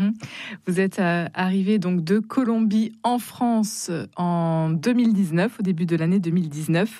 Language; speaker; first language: French; native; French